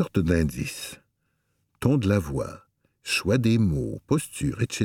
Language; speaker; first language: French; native; French